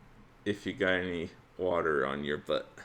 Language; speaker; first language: English; native; English